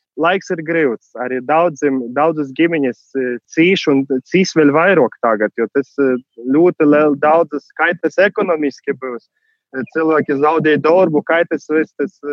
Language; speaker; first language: Latvian; non-native, fluent; Russian